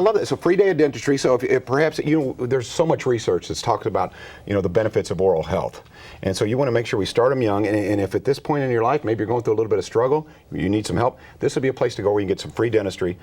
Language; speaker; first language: English; native; English